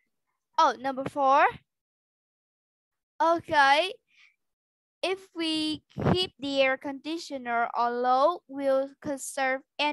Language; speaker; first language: English; non-native, learner; Vietnamese